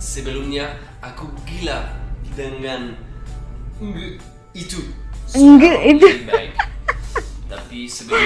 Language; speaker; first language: Indonesian; non-native, learner; French